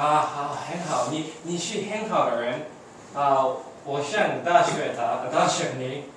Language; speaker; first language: Chinese; non-native, learner; English